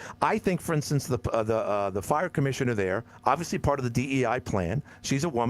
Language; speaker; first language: English; native; English